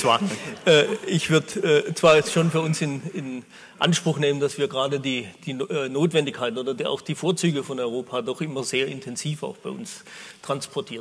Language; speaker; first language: German; native; German